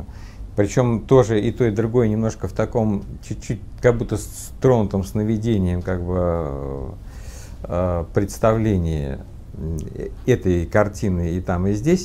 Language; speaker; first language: Russian; native; Russian